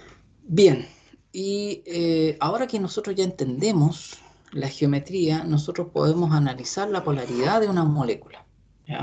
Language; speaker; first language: Spanish; native; Spanish